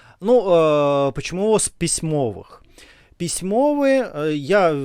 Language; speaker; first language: Ukrainian; non-native, learner; Russian